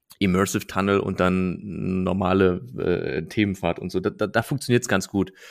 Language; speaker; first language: German; native; German